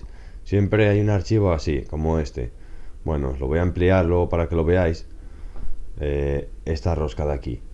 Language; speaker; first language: Spanish; native; Spanish